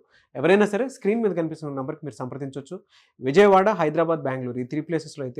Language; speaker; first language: Telugu; native; Telugu